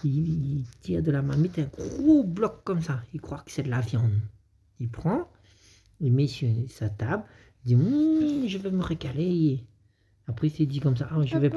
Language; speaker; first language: French; native; French